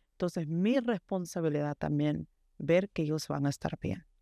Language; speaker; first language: Spanish; early bilingual, heritage; Spanish